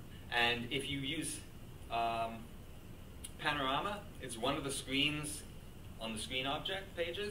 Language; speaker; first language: English; native; English